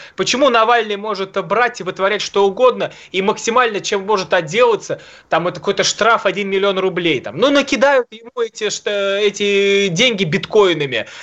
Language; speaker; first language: Russian; native; Russian